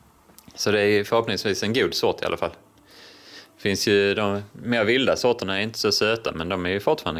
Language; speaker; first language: Swedish; native; Swedish